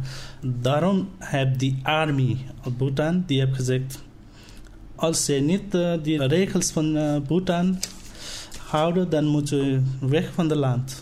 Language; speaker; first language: Dutch; non-native, learner; Nepali